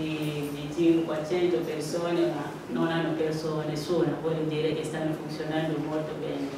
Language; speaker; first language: Italian; non-native, fluent; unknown